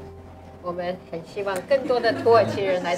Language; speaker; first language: Chinese; native; Chinese